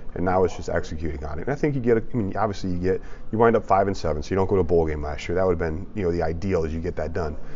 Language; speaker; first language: English; native; English